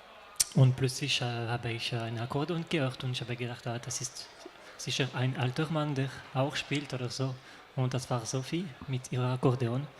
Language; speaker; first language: German; non-native, local second language; French